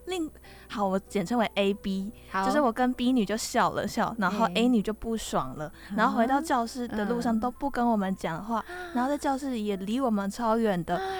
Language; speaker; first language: Chinese; native; Chinese